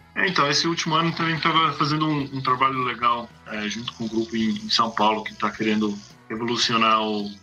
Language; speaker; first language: Portuguese; non-native, fluent; English